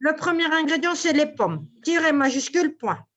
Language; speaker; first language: French; non-native, local second language; Arabic